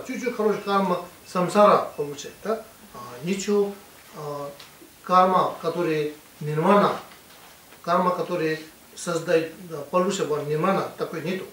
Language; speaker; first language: Russian; non-native, learner; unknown